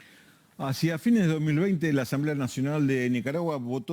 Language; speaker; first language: Spanish; native; Spanish